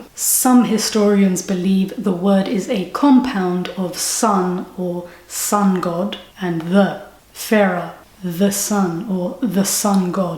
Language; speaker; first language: English; native; English